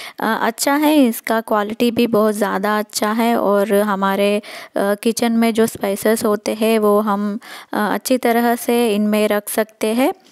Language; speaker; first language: Hindi; non-native, local second language; Telugu